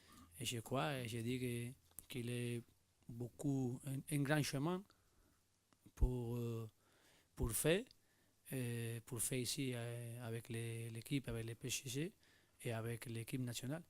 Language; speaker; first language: French; non-native, learner; Spanish